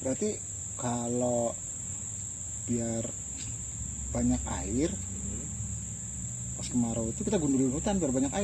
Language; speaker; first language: Indonesian; native; Indonesian